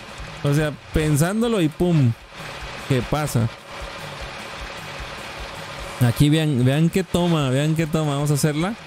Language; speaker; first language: Spanish; native; Spanish